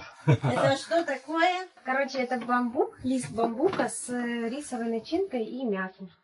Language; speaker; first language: Russian; native; Russian